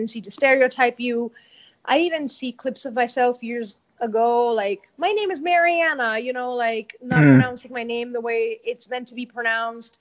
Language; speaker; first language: English; non-native, fluent; Spanish